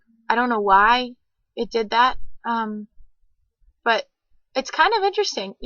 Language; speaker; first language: English; native; English